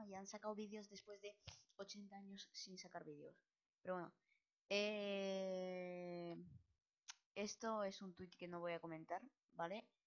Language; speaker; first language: Spanish; native; Spanish